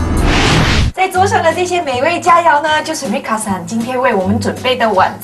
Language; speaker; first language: Chinese; native; Chinese